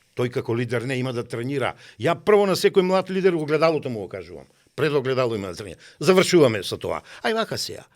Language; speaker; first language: Macedonian; native; Macedonian